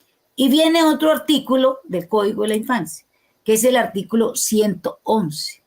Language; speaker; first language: Spanish; native; Spanish